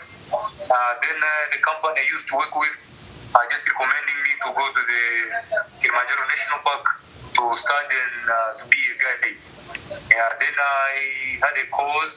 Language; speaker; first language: English; non-native, local second language; Swahili